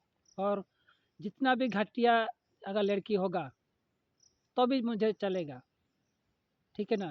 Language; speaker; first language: Hindi; non-native, local second language; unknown